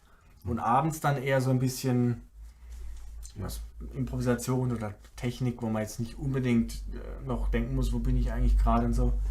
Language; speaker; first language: German; native; German